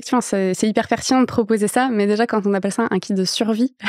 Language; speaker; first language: French; native; French